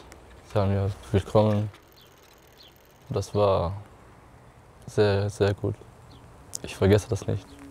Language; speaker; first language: German; non-native, learner; Arabic